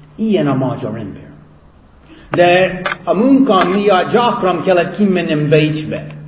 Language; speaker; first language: Hungarian; non-native, fluent; English